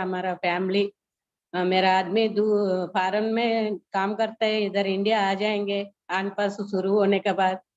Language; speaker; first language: Hindi; non-native, local second language; Telugu